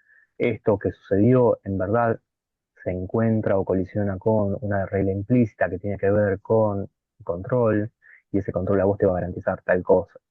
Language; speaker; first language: Spanish; native; Spanish